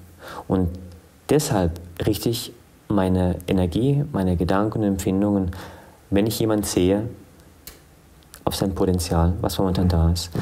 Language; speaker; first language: German; early bilingual, other home language; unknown